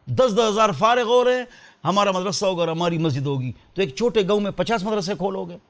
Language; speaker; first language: Urdu; non-native, local second language; Pashto